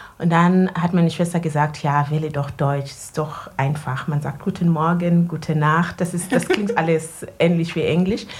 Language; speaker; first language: German; non-native, fluent; Ganda